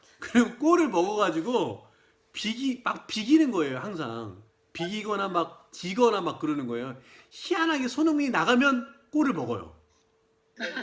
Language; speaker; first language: Korean; native; Korean